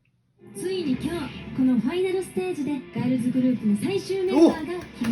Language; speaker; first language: Japanese; native; Japanese